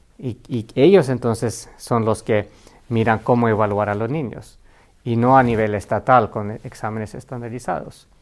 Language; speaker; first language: Spanish; non-native, fluent; Finnish